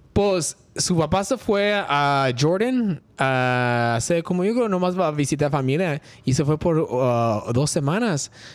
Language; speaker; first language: Spanish; early bilingual, heritage; Spanish